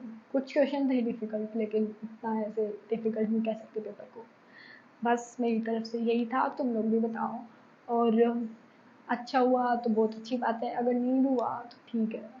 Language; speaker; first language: Hindi; native; Hindi